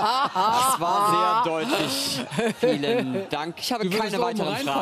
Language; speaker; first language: German; native; German